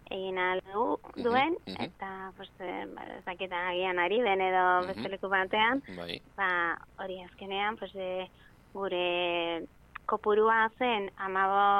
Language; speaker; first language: Basque; non-native, local second language; Spanish